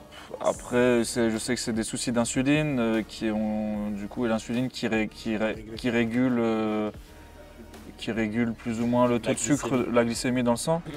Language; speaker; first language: French; native; French